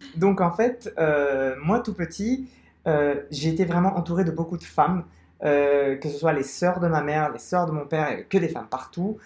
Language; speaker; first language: French; non-native, local second language; Arabic